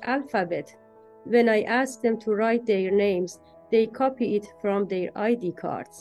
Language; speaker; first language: English; non-native, fluent; Persian